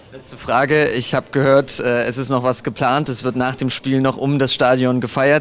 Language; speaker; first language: German; native; German